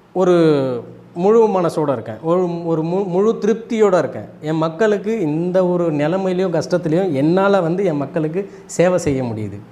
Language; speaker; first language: Tamil; early bilingual, other home language; Nepali